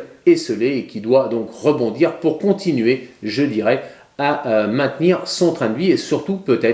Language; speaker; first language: French; native; French